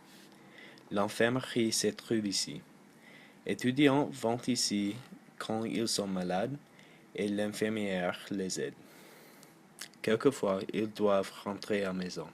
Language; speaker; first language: French; non-native, learner; English